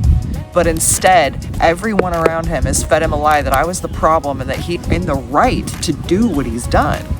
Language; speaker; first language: English; native; English